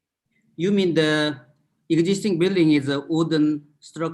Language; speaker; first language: English; non-native, fluent; Korean